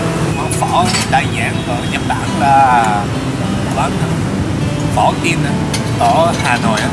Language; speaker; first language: Vietnamese; non-native, learner; Japanese